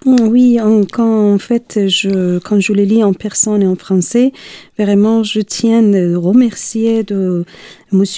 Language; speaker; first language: French; non-native, fluent; Persian